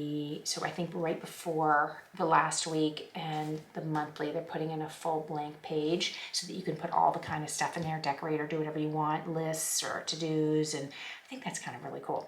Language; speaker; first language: English; native; English